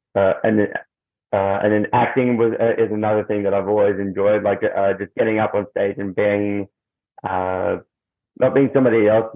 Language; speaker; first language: English; native; English